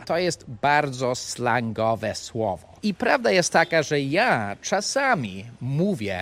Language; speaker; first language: Polish; non-native, fluent; English